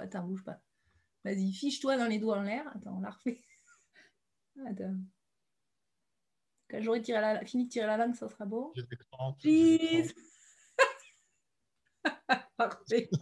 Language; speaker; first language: French; native; French